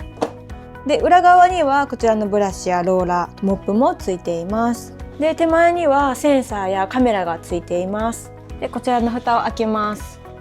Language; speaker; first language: Japanese; native; Japanese